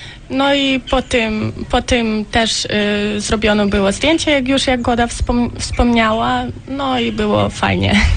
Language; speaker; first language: Polish; non-native, fluent; Ukrainian